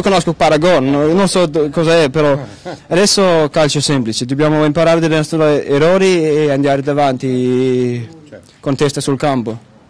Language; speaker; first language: Italian; non-native, learner; Danish